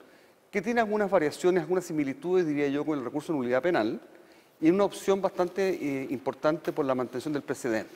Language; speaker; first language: Spanish; native; Spanish